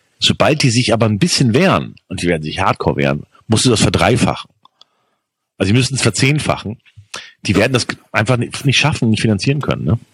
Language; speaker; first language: German; native; German